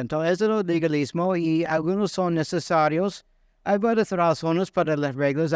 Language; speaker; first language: Spanish; non-native, fluent; English